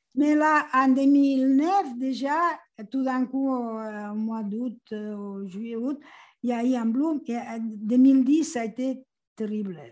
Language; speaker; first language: French; non-native, fluent; Spanish